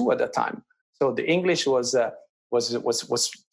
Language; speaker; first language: English; non-native, fluent; Italian